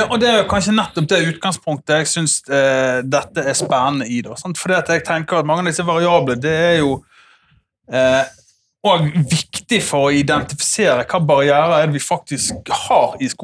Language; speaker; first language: Norwegian; native; Norwegian